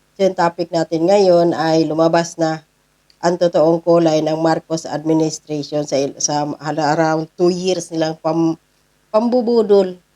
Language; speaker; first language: Filipino; non-native, local second language; Cebuano